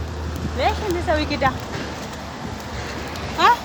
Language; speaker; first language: Arabic; non-native, learner; Oromo